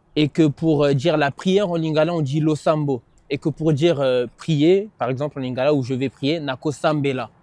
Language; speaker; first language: French; native; French